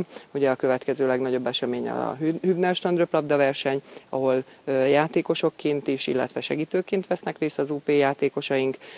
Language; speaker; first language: Hungarian; native; Hungarian